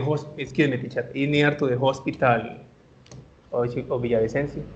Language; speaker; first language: English; non-native, learner; Spanish